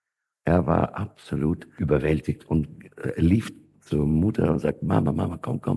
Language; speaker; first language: German; non-native, fluent; Russian